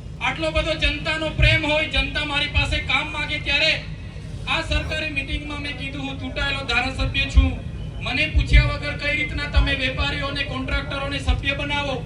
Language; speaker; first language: Gujarati; non-native, local second language; Vasavi